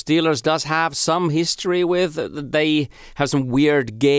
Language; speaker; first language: English; non-native, fluent; Finnish